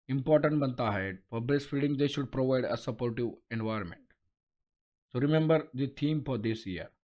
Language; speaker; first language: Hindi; non-native, local second language; Marathi